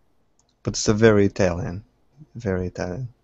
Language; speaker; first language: English; non-native, fluent; Russian